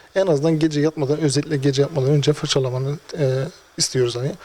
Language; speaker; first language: Turkish; native; Turkish